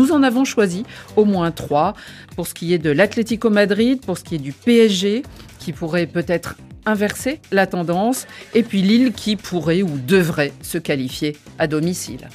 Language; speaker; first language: French; native; French